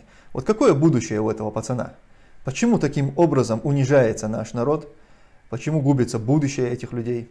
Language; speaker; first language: Russian; non-native, local second language; Chechen